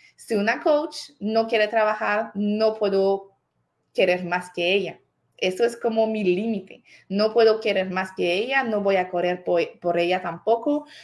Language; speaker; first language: Spanish; non-native, fluent; French